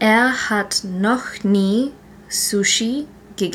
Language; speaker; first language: German; non-native, learner; English